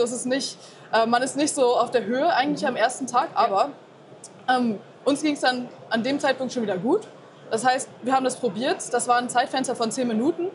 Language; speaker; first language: German; native; German